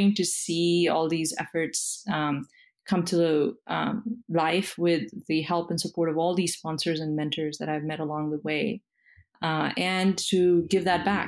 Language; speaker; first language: English; non-native, local second language; Hindi